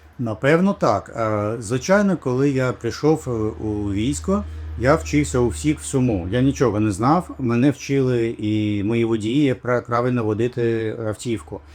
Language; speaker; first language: Ukrainian; native; Ukrainian